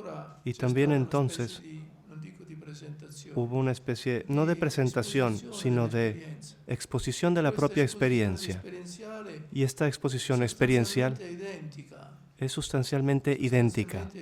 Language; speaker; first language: Spanish; non-native, fluent; Italian